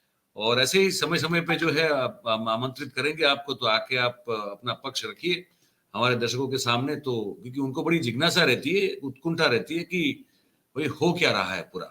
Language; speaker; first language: Hindi; non-native, local second language; Gujarati